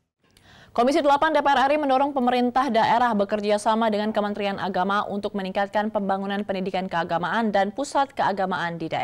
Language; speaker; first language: Indonesian; native; Indonesian